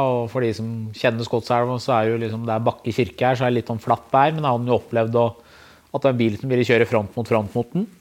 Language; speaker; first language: Norwegian; native; Norwegian